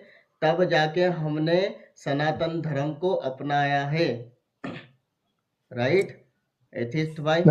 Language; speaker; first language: Hindi; native; Hindi